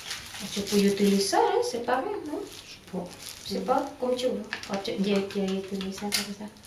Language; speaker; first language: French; non-native, learner; Indonesian